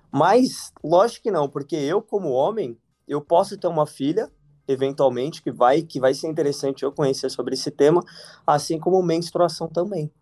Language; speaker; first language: Portuguese; native; Portuguese